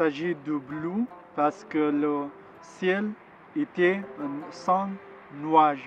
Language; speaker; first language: French; non-native, learner; Pashto